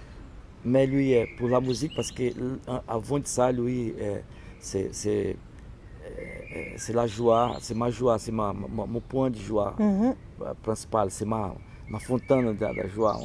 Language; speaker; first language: French; non-native, learner; Portuguese